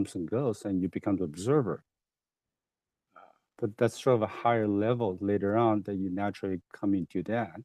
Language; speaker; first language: English; non-native, fluent; Chinese